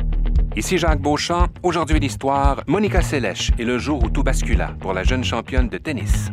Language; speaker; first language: French; native; French